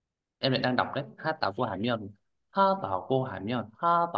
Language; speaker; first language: Korean; non-native, fluent; Vietnamese